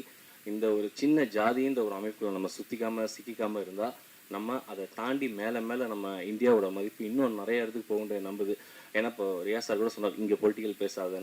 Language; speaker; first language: Tamil; native; Tamil